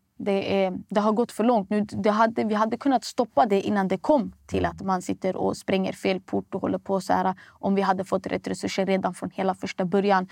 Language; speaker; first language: Swedish; early bilingual, other home language; Somali